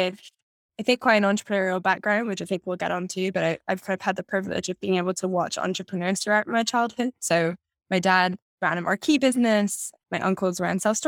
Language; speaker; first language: English; native; English